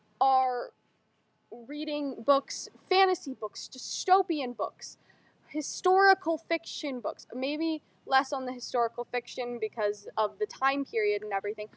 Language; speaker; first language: English; native; English